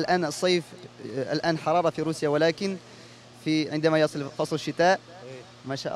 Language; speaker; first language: Arabic; non-native, fluent; Russian